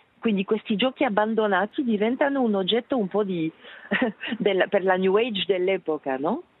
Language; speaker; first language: Italian; non-native, fluent; French